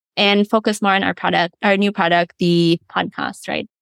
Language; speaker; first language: English; non-native, local second language; Filipino